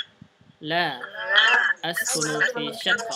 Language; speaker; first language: Arabic; non-native, fluent; Indonesian